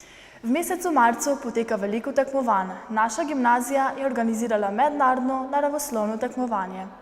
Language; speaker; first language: Slovenian; native; Slovenian